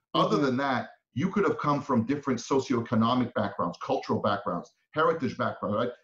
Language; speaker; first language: English; non-native, fluent; Hebrew